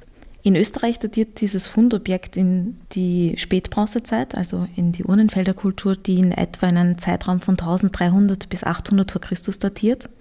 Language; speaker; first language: German; native; German